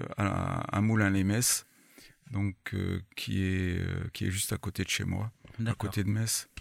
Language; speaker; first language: French; native; French